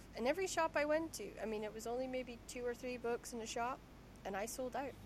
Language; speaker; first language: English; native; English